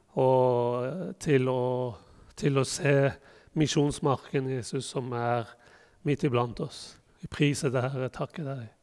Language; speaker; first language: Norwegian; non-native, fluent; Persian